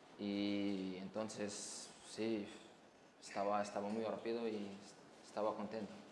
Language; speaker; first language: Spanish; non-native, learner; French